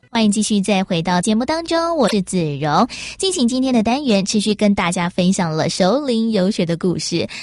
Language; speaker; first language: Chinese; native; Chinese